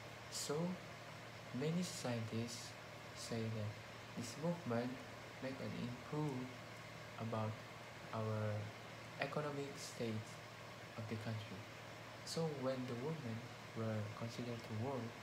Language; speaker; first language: English; non-native, learner; Indonesian